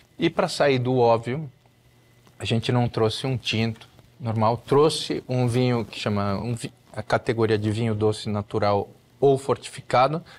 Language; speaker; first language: Portuguese; native; Portuguese